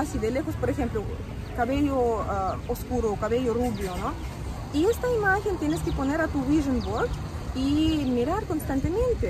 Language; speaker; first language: Spanish; native; Spanish